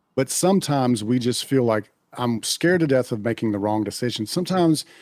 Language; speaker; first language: English; native; English